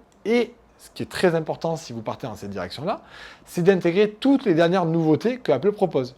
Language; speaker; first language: French; native; French